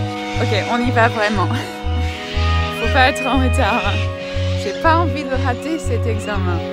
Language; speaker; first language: French; non-native, fluent; English